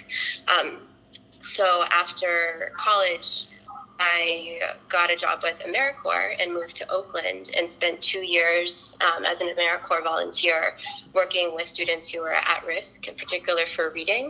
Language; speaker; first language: English; native; English